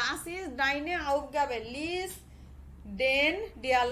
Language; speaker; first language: German; non-native, learner; Bangla